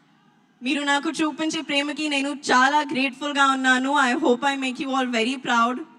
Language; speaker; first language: Telugu; non-native, learner; Hindi